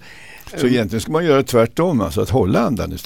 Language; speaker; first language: Swedish; native; Swedish